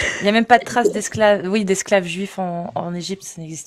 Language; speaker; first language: French; native; French